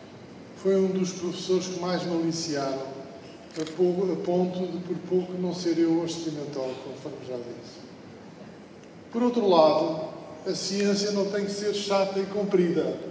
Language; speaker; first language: Portuguese; native; Portuguese